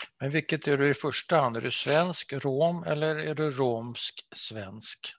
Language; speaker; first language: Swedish; native; Swedish